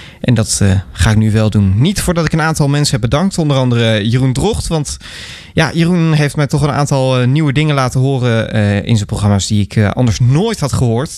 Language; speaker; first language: Dutch; native; Dutch